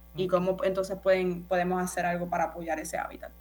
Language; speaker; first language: Spanish; native; Spanish